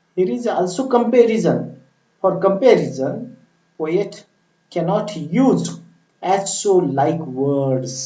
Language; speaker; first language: English; non-native, local second language; Marathi